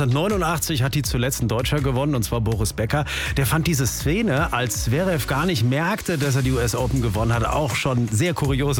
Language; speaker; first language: German; native; German